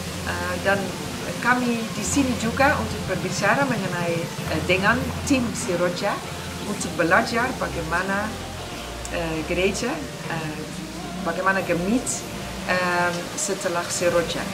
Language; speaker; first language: Indonesian; non-native, fluent; Dutch